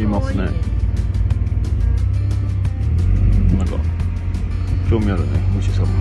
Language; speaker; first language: Japanese; non-native, learner; French